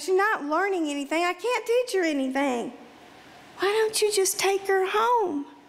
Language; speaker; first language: English; native; English